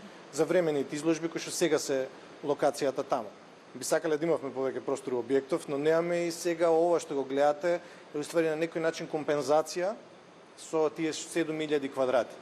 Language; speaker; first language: Macedonian; native; Macedonian